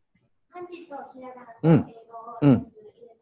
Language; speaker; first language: Japanese; non-native, learner; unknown